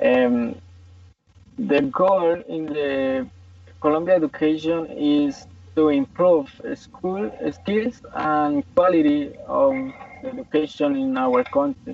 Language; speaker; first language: English; non-native, learner; Spanish